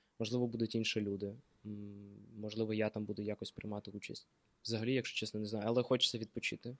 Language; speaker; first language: Ukrainian; non-native, local second language; Russian